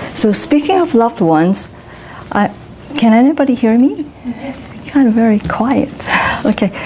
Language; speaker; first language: English; non-native, local second language; Cantonese